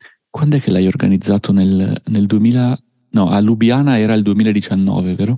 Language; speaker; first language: Italian; native; Italian